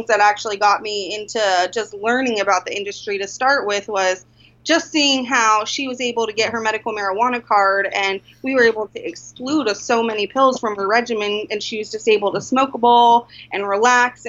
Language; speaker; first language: English; native; English